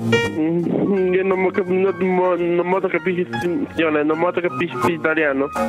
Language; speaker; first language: Italian; non-native, learner; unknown